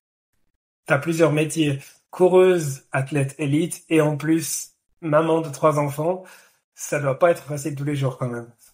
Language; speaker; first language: French; native; French